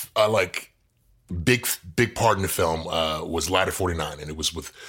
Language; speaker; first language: English; native; English